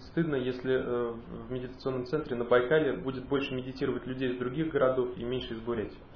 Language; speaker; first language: Russian; native; Russian